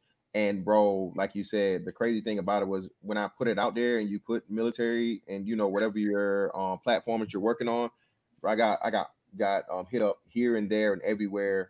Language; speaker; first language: English; native; English